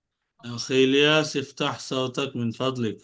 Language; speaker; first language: Arabic; non-native, fluent; Bangla